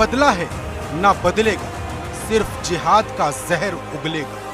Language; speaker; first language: Hindi; native; Hindi